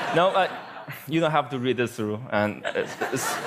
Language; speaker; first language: English; non-native, fluent; Chinese